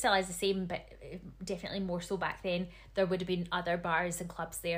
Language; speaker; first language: English; native; English